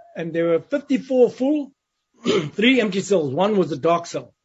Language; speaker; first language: English; native; English